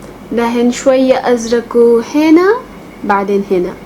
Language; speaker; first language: Arabic; non-native, local second language; Bangla